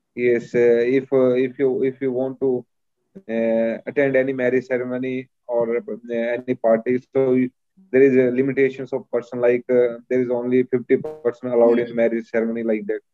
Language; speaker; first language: English; non-native, local second language; Hindi